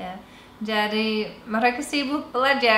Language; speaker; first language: Indonesian; non-native, fluent; English